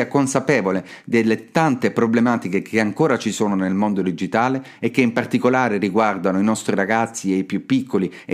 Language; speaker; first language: Italian; native; Italian